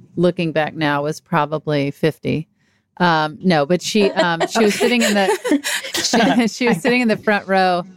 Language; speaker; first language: English; native; English